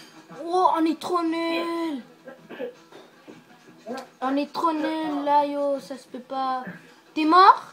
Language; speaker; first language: French; native; French